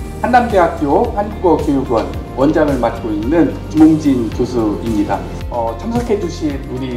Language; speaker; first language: Korean; native; Korean